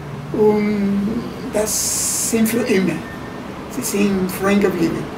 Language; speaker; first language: German; non-native, fluent; Spanish